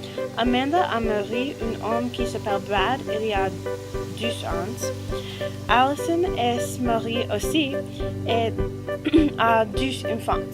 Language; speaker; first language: French; non-native, learner; English